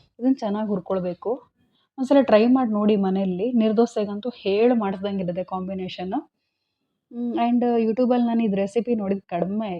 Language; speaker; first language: Kannada; non-native, local second language; Konkani